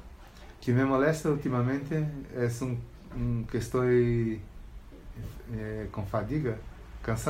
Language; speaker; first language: Spanish; non-native, learner; Portuguese